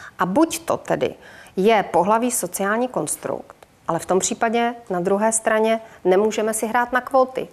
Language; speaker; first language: Czech; native; Czech